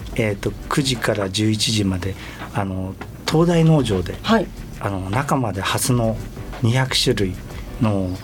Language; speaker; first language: Japanese; native; Japanese